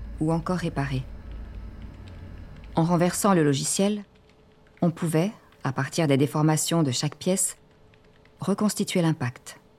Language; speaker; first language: French; native; French